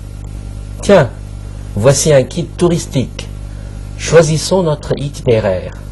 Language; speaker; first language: French; non-native, fluent; Chinese